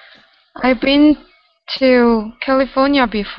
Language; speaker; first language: English; non-native, learner; Korean